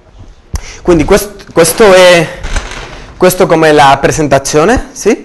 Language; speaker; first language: Italian; non-native, learner; Spanish